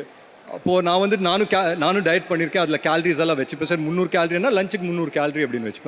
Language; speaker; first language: Tamil; native; Tamil